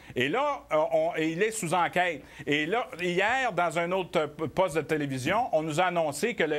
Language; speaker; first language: French; native; French